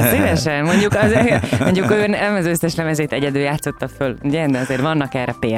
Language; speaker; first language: Hungarian; native; Hungarian